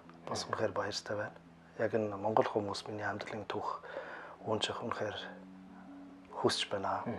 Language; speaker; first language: Mongolian; non-native, fluent; German